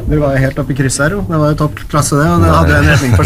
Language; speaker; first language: Norwegian; native; Norwegian